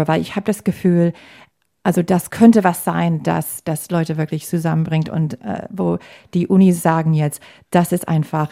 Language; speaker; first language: German; non-native, fluent; English